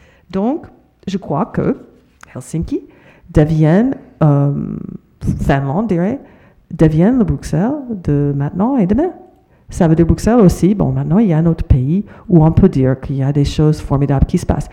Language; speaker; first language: French; non-native, fluent; English